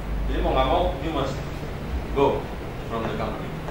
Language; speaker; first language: English; non-native, learner; Indonesian